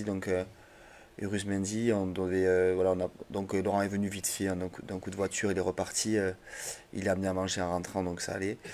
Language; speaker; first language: French; native; French